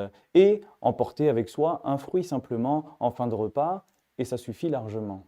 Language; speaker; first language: French; native; French